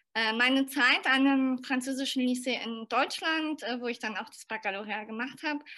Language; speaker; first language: German; early bilingual, other home language; French